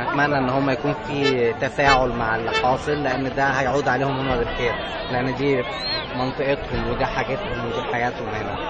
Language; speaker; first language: Arabic; native; Arabic